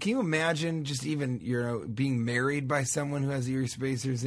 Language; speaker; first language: English; native; English